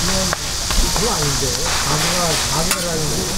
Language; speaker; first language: Korean; native; Korean